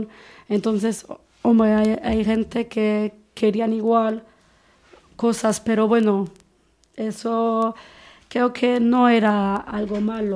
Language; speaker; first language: Spanish; non-native, fluent; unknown